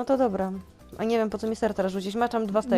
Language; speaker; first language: Polish; native; Polish